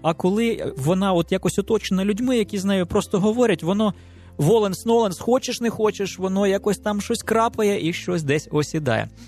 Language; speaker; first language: Ukrainian; native; Ukrainian